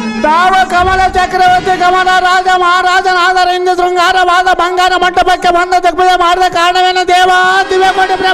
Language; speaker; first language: Kannada; native; Kannada